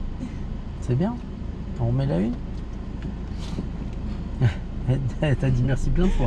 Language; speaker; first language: French; native; French